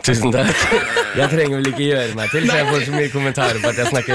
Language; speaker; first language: Norwegian; early bilingual, heritage; Norwegian